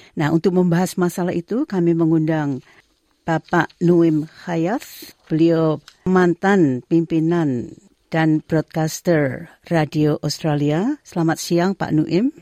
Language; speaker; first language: Indonesian; native; Indonesian